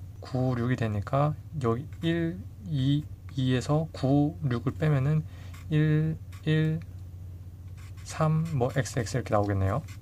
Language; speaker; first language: Korean; native; Korean